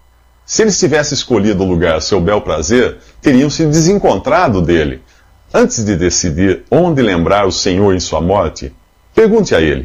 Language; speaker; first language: Portuguese; native; Portuguese